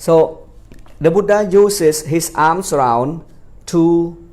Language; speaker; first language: English; non-native, fluent; Khmer